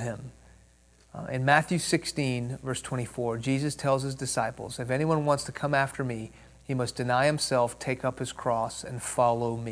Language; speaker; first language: English; early bilingual, other home language; Persian